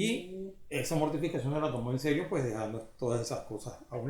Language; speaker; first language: Spanish; native; Spanish